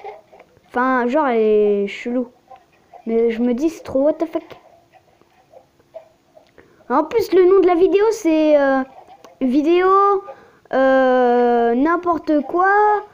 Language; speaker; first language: French; native; French